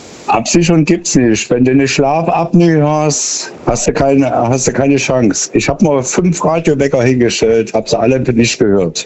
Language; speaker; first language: German; native; German